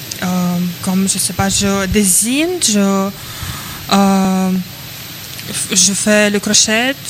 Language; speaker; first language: French; non-native, learner; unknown